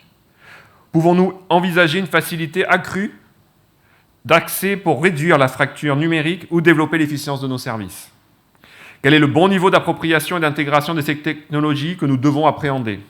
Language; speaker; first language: French; native; French